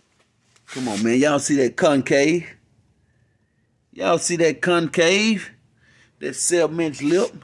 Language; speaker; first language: English; native; English